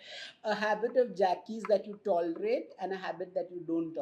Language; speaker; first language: English; non-native, local second language; Hindi